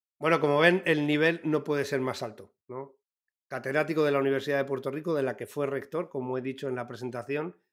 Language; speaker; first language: Spanish; native; Spanish